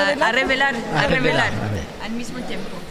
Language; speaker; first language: Spanish; non-native, learner; French